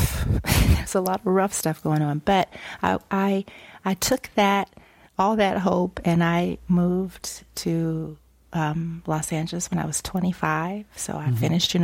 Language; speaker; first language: English; native; English